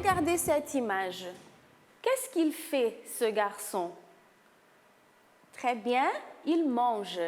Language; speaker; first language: French; non-native, fluent; Portuguese